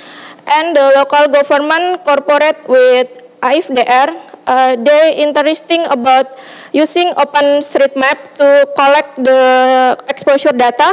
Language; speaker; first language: English; non-native, learner; Indonesian